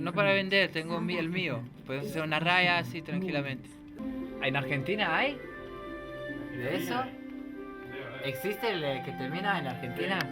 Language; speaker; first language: Spanish; non-native, fluent; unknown